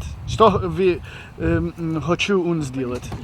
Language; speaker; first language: Russian; non-native, learner; English